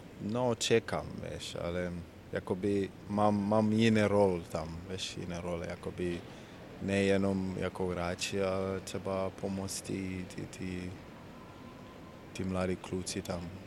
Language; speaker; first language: Czech; non-native, learner; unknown